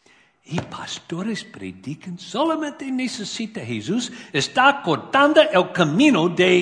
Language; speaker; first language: Spanish; non-native, learner; English